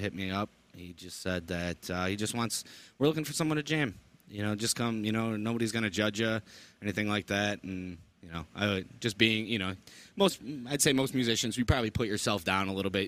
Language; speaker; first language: English; native; English